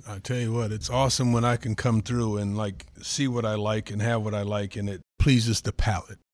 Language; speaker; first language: English; native; English